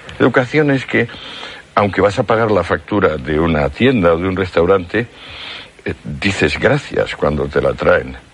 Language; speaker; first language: Spanish; native; Spanish